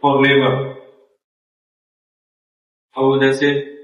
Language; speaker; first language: English; non-native, learner; Bangla